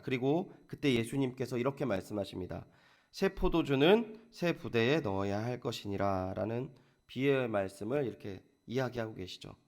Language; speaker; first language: Korean; native; Korean